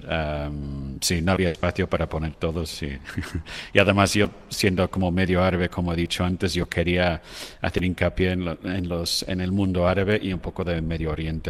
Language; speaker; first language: Spanish; non-native, fluent; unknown